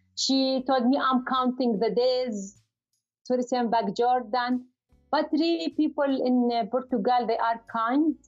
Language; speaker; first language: English; non-native, learner; Arabic